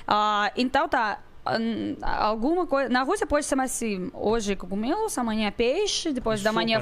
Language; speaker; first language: Portuguese; non-native, learner; Russian